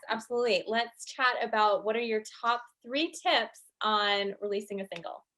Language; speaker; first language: English; native; English